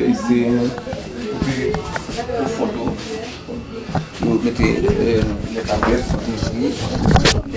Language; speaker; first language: French; non-native, learner; Haitian Creole